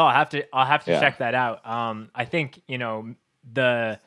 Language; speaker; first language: English; native; English